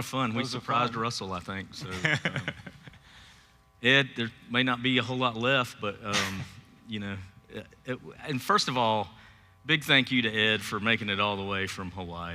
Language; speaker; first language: English; native; English